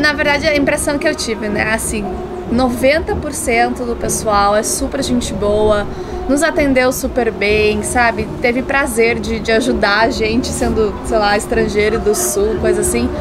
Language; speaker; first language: Portuguese; native; Portuguese